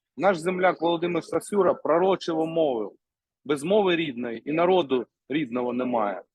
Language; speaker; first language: Ukrainian; native; Ukrainian